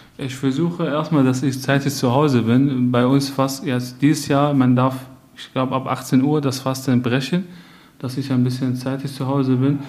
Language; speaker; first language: German; non-native, fluent; Arabic